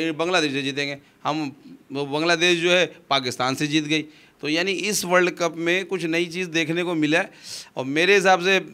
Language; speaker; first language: Urdu; non-native, local second language; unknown